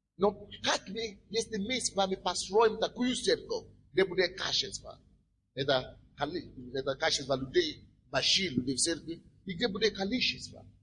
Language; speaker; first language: Russian; non-native, fluent; Yoruba